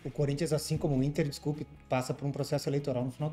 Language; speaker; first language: Portuguese; native; Portuguese